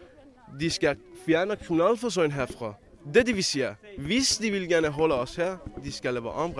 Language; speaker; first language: Danish; non-native, learner; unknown